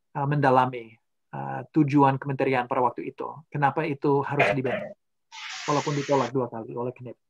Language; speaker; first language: Indonesian; non-native, fluent; English